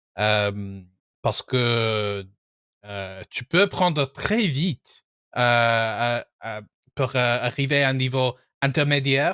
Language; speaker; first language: French; non-native, fluent; English